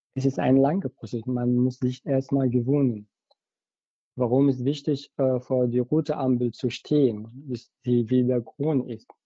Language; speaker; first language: German; non-native, fluent; Arabic